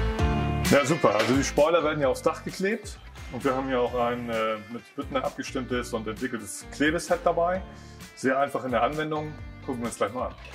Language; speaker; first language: German; native; German